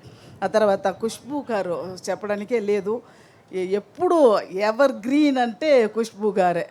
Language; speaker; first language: Telugu; non-native, fluent; Tamil